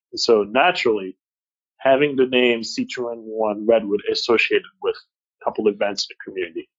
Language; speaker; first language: English; non-native, fluent; French